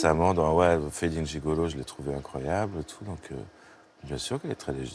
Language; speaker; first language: French; native; French